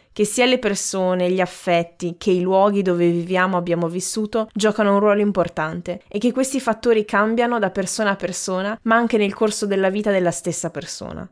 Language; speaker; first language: Italian; native; Italian